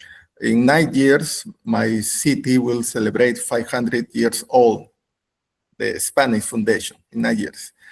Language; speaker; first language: English; non-native, learner; Spanish